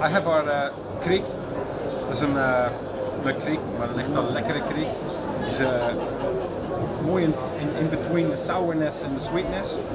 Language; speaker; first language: English; non-native, fluent; Dutch